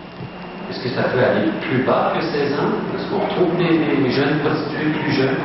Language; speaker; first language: French; native; French